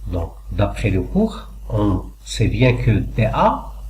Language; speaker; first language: French; non-native, local second language; Arabic